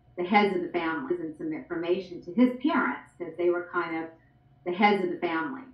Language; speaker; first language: English; native; English